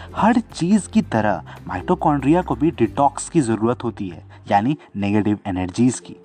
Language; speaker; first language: Hindi; native; Hindi